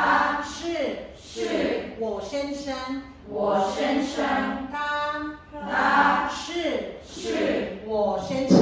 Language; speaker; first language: Chinese; non-native, fluent; Filipino